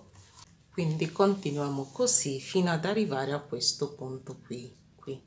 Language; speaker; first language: Italian; non-native, fluent; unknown